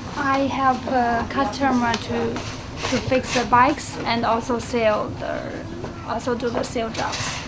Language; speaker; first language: English; non-native, learner; Chinese